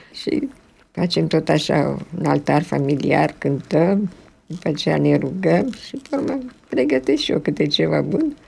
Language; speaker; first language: Romanian; early bilingual, other home language; French